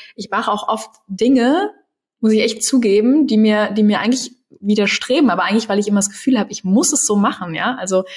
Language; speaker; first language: German; native; German